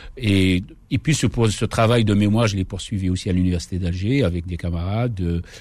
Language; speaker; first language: French; non-native, local second language; Kabyle